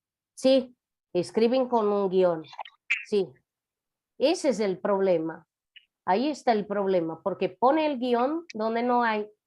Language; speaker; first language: Spanish; non-native, fluent; Portuguese